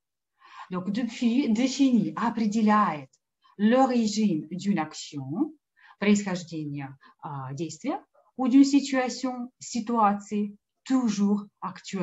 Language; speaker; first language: French; non-native, fluent; Russian